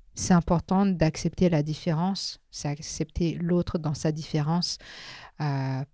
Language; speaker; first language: French; non-native, local second language; Min Nan Chinese